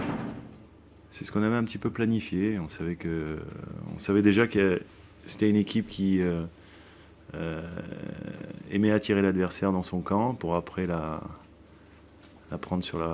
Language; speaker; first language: French; native; French